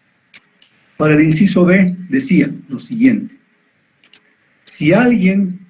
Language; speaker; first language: Spanish; native; Spanish